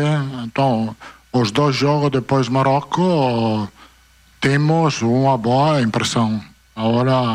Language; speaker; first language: Portuguese; non-native, fluent; Italian